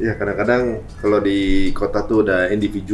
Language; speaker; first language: Indonesian; native; Indonesian